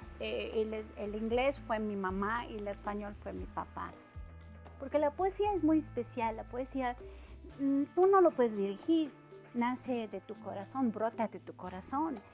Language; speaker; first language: Spanish; early bilingual, heritage; Spanish